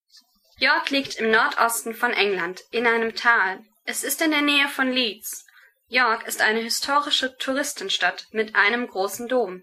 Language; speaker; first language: German; non-native, learner; English